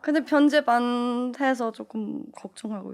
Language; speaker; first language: Korean; early bilingual, heritage; English